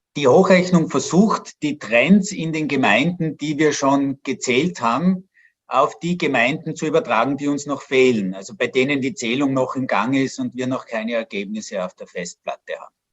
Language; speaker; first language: German; native; German